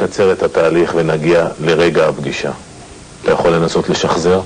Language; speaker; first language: Hebrew; native; Hebrew